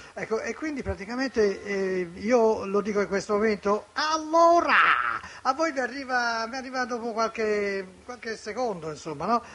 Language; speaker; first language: Italian; native; Italian